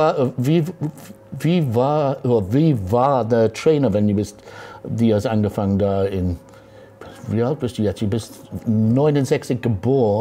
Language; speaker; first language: German; non-native, fluent; English